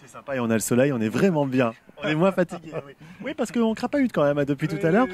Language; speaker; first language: French; native; French